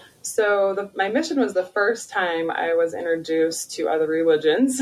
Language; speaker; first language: English; native; English